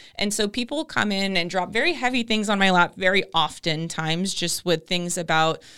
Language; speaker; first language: English; native; English